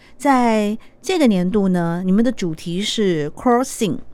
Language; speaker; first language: Chinese; native; Chinese